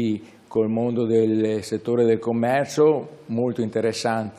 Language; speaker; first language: Italian; native; Italian